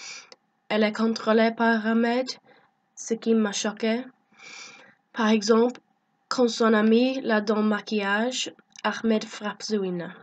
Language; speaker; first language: French; non-native, learner; English